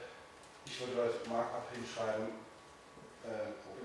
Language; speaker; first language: German; native; German